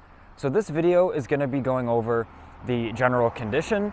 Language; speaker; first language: English; native; English